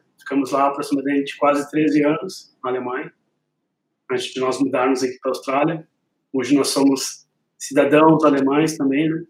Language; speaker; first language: Portuguese; native; Portuguese